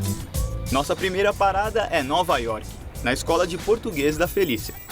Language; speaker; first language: Portuguese; native; Portuguese